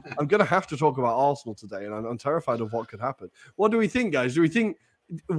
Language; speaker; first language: English; native; English